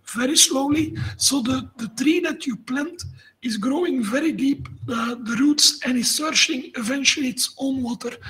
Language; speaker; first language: English; non-native, fluent; Dutch